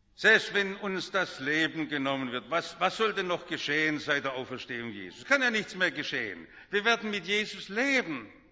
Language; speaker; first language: German; native; German